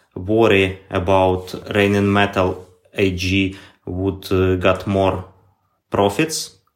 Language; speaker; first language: English; non-native, learner; Ukrainian